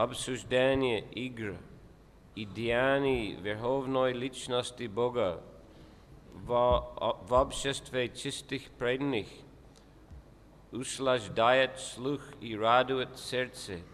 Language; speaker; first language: Russian; non-native, fluent; English